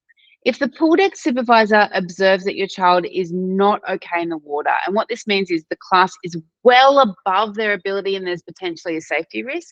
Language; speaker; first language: English; native; English